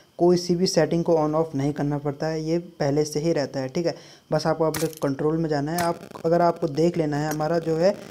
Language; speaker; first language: Hindi; native; Hindi